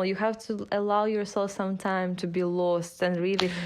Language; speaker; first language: English; non-native, fluent; Russian